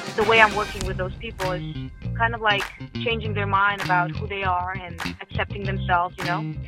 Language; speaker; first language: English; non-native, fluent; Russian